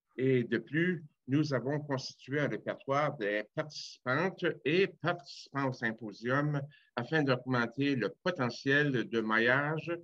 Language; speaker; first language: French; native; French